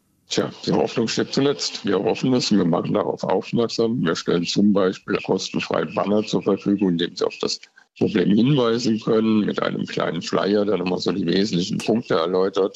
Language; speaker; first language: German; native; German